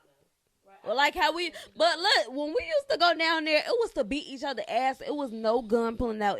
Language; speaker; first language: English; native; English